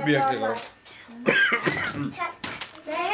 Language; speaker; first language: Danish; non-native, learner; Filipino